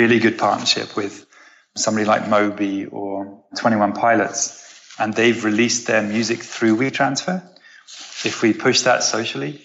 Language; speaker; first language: English; native; English